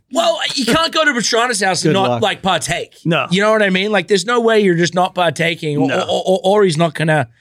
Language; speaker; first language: English; native; English